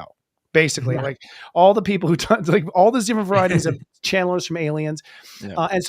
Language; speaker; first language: English; native; English